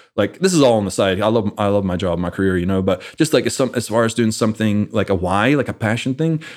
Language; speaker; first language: English; native; English